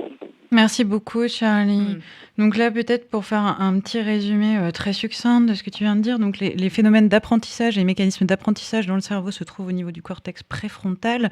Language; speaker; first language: French; native; French